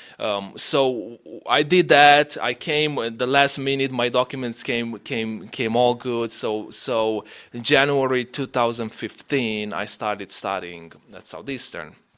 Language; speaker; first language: English; non-native, fluent; Romanian